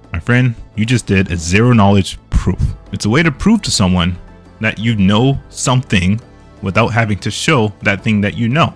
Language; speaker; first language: English; native; English